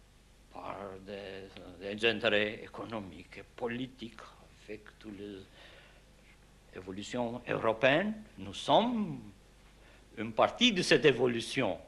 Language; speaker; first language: French; non-native, fluent; Albanian